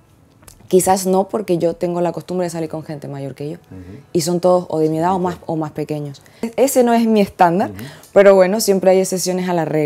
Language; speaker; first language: Spanish; native; Spanish